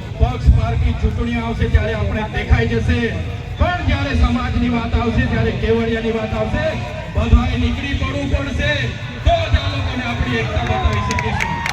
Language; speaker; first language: Gujarati; non-native, local second language; Bhili